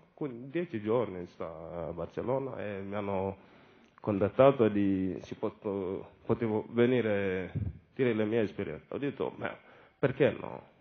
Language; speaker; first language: Italian; non-native, learner; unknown